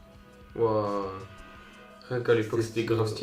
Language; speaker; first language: French; native; French